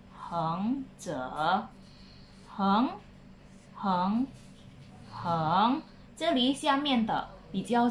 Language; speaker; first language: Chinese; non-native, fluent; Indonesian